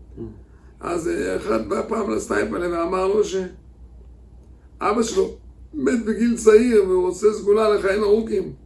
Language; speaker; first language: Hebrew; native; Hebrew